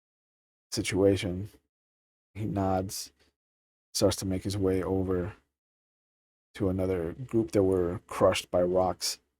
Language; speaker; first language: English; native; English